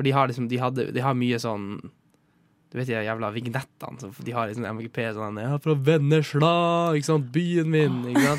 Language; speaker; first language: Norwegian; native; Norwegian